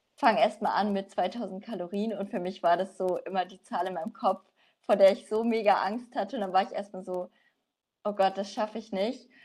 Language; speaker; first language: German; native; German